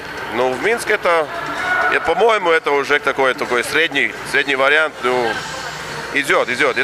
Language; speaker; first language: Russian; non-native, fluent; Latvian